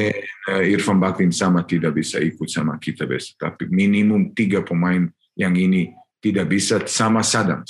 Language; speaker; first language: Indonesian; non-native, learner; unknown